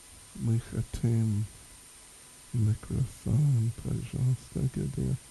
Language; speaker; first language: Russian; non-native, learner; English